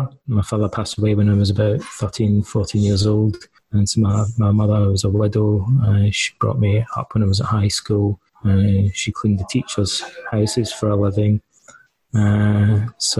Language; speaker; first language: English; native; English